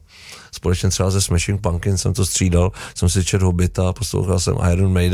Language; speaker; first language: Czech; native; Czech